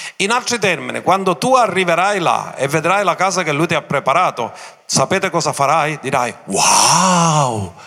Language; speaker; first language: Italian; native; Italian